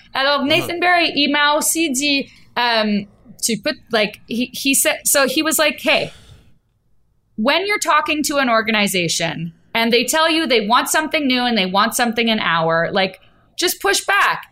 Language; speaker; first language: English; native; English